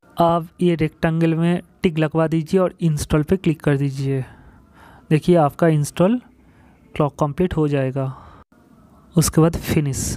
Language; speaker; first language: Hindi; non-native, local second language; Bangla